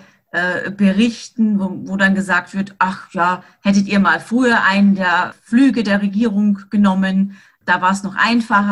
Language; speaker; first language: German; native; German